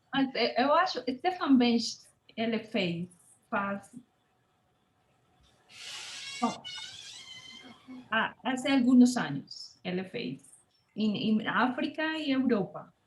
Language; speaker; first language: Portuguese; non-native, fluent; Spanish